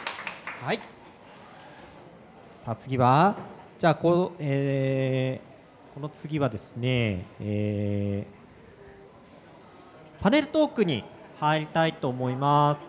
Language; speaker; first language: Japanese; native; Japanese